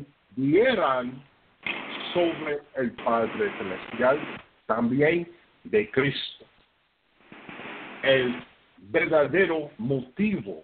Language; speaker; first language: Spanish; non-native, fluent; English